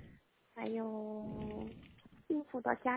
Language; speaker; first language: Chinese; non-native, learner; Korean